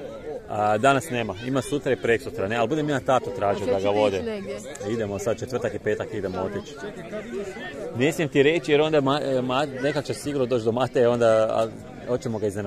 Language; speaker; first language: Serbian; native; Serbian